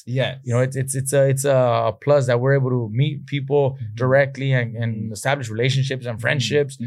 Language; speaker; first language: English; native; English